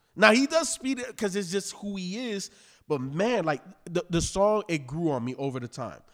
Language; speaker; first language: English; native; English